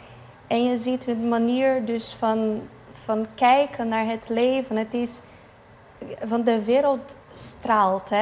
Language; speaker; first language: Dutch; non-native, fluent; Portuguese